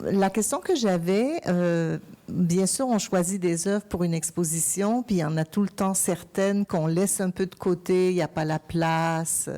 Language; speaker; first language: French; native; French